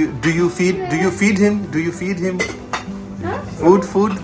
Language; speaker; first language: English; non-native, fluent; Urdu